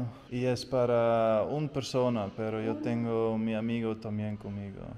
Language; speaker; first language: Spanish; non-native, learner; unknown